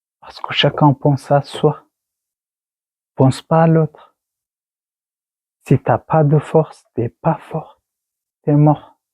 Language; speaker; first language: French; non-native, learner; Persian